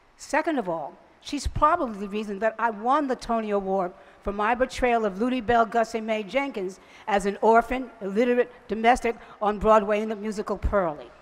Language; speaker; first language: English; native; English